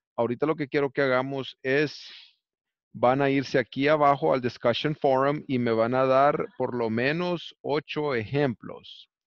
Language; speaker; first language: Spanish; early bilingual, heritage; Spanish